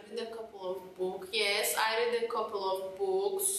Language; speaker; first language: English; non-native, learner; Turkish